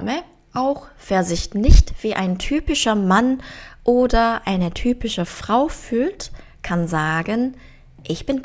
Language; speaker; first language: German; non-native, fluent; Korean